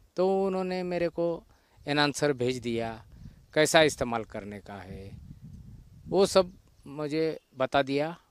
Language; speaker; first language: Hindi; non-native, local second language; Marathi